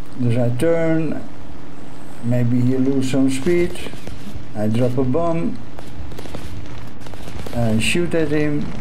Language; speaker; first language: English; non-native, fluent; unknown